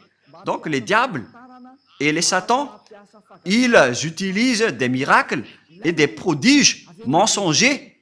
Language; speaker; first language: French; non-native, local second language; Malagasy